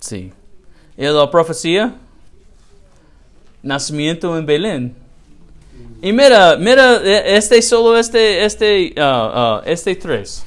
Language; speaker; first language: Spanish; non-native, learner; English